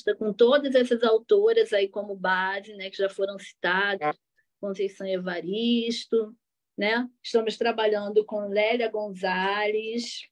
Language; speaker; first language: Portuguese; native; Portuguese